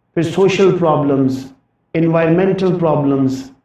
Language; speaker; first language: English; non-native, local second language; Urdu